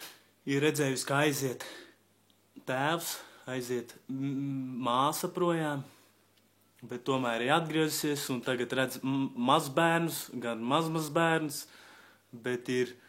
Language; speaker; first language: Latvian; native; Latvian